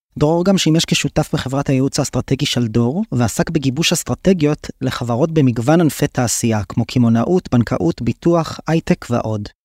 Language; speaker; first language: Hebrew; native; Hebrew